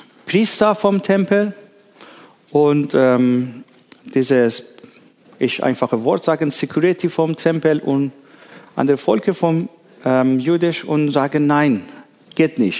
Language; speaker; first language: German; non-native, learner; Persian